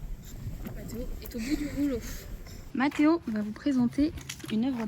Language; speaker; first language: French; native; French